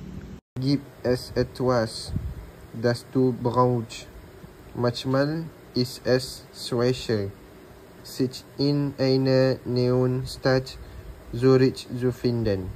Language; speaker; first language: German; non-native, learner; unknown